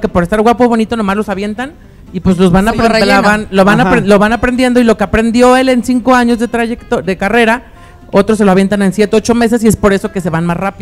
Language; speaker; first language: Spanish; native; Spanish